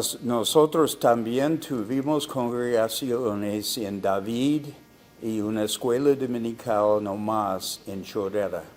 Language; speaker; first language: Spanish; non-native, fluent; English